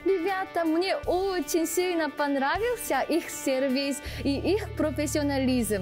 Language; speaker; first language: Russian; non-native, fluent; Korean